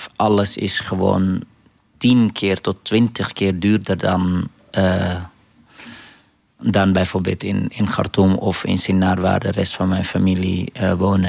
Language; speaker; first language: Dutch; non-native, fluent; Arabic